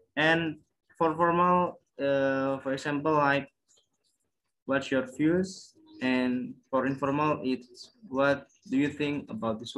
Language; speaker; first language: English; non-native, learner; Indonesian